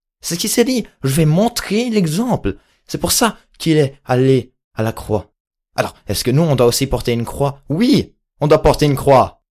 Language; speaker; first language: French; native; French